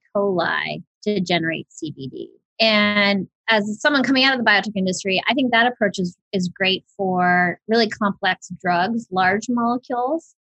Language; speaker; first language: English; native; English